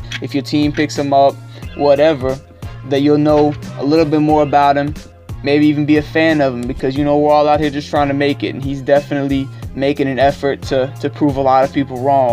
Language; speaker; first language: English; native; English